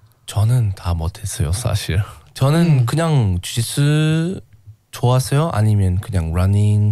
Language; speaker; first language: Korean; non-native, learner; English